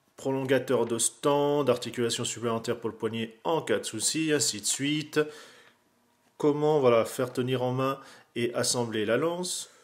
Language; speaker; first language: French; native; French